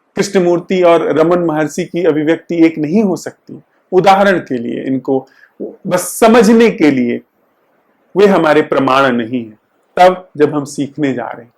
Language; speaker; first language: Hindi; native; Hindi